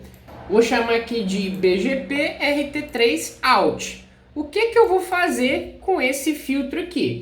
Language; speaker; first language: Portuguese; native; Portuguese